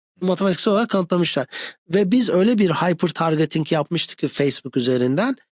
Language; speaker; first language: Turkish; early bilingual, other home language; English